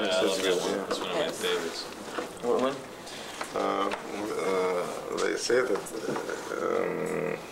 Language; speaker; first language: English; non-native, learner; Russian